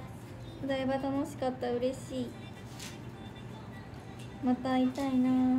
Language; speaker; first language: Japanese; native; Japanese